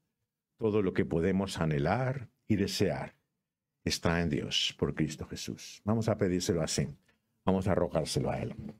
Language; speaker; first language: Spanish; native; Spanish